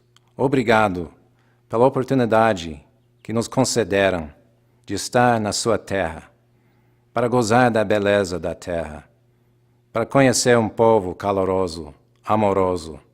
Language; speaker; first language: Portuguese; non-native, fluent; English